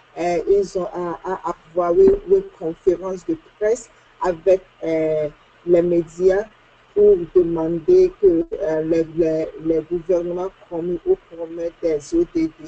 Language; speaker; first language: French; non-native, fluent; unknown